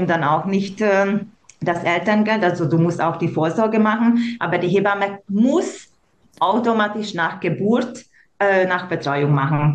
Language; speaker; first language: German; non-native, local second language; Hungarian